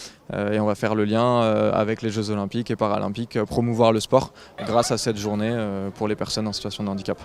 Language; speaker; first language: French; native; French